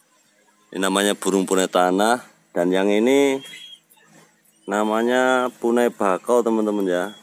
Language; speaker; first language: Malay; native; Malay